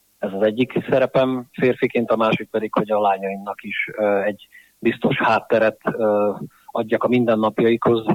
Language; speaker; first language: Hungarian; native; Hungarian